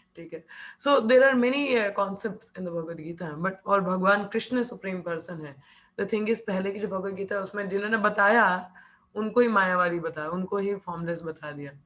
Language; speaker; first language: Hindi; non-native, local second language; Punjabi